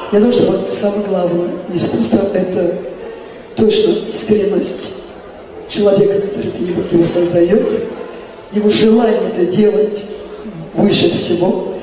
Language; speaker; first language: Russian; non-native, fluent; French